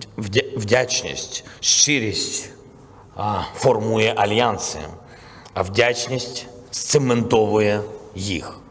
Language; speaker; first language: Ukrainian; non-native, local second language; Russian